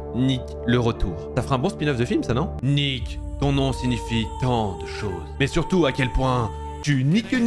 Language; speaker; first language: French; native; French